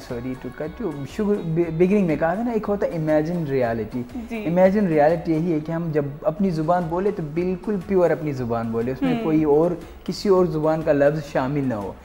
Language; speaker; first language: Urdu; non-native, local second language; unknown